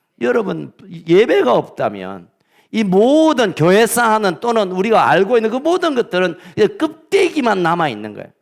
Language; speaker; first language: Korean; native; Korean